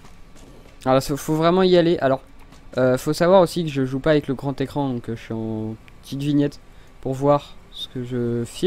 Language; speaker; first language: French; native; French